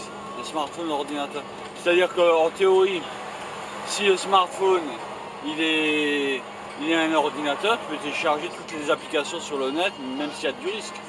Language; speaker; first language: French; native; French